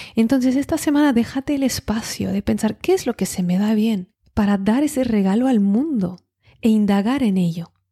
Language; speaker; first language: Spanish; non-native, fluent; French